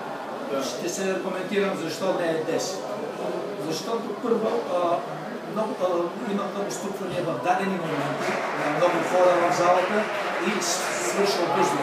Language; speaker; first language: Bulgarian; native; Bulgarian